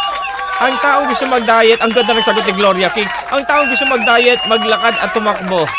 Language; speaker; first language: Filipino; native; Filipino